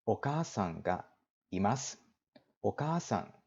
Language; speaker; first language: Japanese; non-native, learner; English